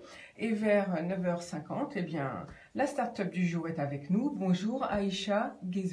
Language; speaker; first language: French; native; French